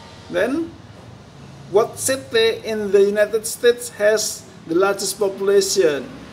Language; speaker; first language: English; non-native, fluent; Indonesian